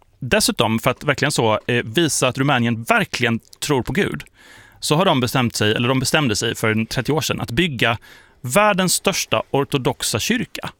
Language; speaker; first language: Swedish; early bilingual, other home language; Polish